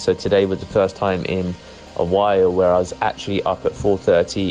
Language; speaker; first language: English; native; English